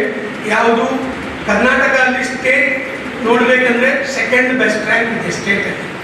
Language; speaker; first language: Kannada; non-native, local second language; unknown